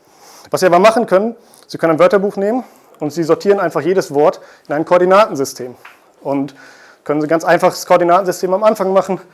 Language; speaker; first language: German; native; German